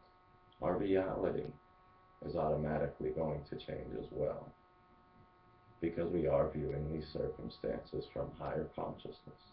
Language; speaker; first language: English; native; English